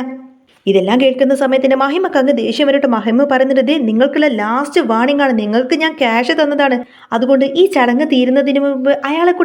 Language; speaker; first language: Malayalam; native; Malayalam